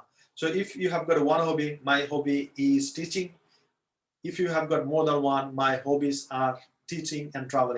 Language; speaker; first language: English; non-native, fluent; Bangla